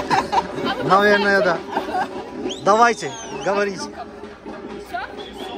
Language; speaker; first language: Russian; non-native, learner; Turkish